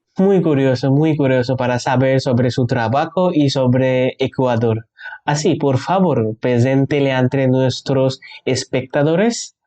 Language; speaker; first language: Spanish; non-native, learner; Bangla